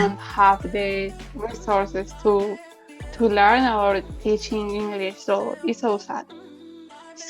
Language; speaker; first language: English; non-native, learner; Spanish